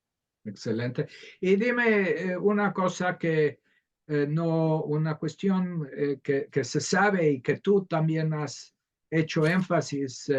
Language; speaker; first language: Spanish; native; Spanish